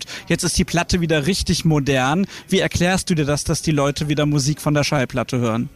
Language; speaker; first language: German; native; German